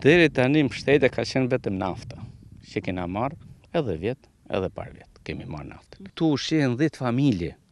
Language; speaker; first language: Albanian; native; Albanian